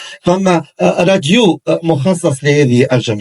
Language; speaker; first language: Arabic; native; Arabic